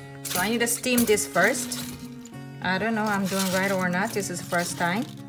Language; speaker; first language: English; non-native, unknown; Korean